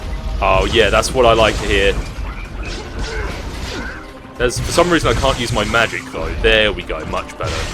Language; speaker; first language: English; native; English